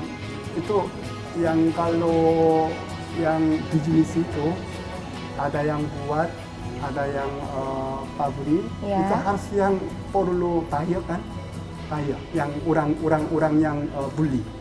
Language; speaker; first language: Indonesian; non-native, learner; Korean